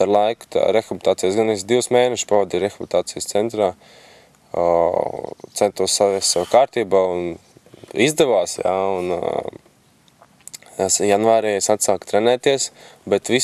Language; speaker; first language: Latvian; native; Latvian